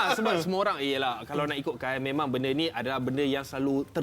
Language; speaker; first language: Malay; native; Malay